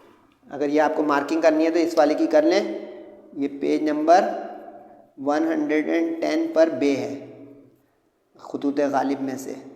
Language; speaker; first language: Urdu; native; Urdu